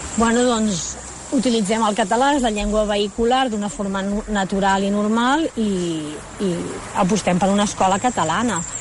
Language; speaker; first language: Catalan; native; Catalan